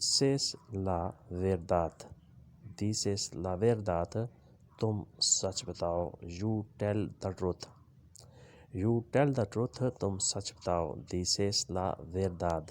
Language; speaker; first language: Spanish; non-native, learner; Urdu